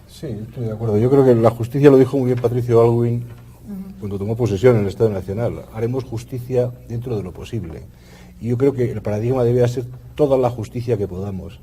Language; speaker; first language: Spanish; native; Spanish